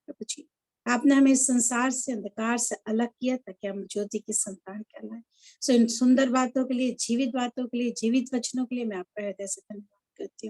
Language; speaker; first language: Hindi; native; Hindi